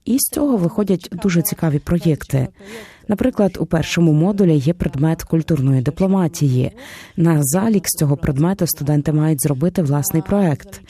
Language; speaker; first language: Ukrainian; non-native, fluent; Polish